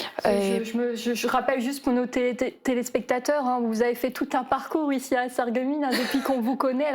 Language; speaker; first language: French; native; French